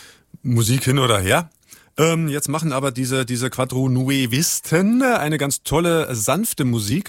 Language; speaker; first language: German; native; German